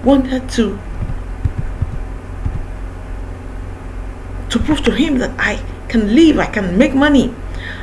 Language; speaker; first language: English; non-native, local second language; Yoruba